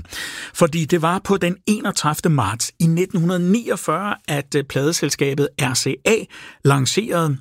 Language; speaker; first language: Danish; native; Danish